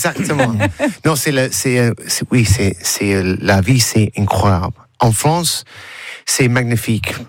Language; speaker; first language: French; non-native, learner; English